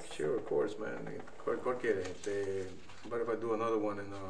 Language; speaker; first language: English; native; English